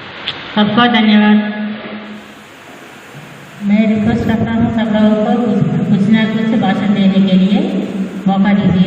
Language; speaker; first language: Hindi; non-native, local second language; Telugu